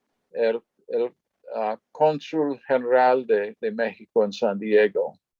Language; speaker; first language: Spanish; non-native, fluent; English